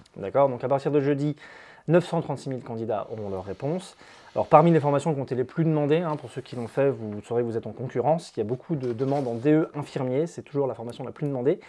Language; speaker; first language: French; native; French